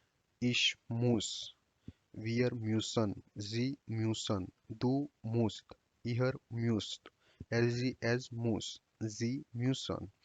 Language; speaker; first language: German; non-native, fluent; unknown